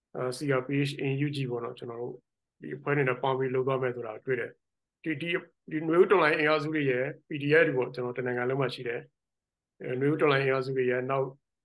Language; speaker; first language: Burmese; native; Burmese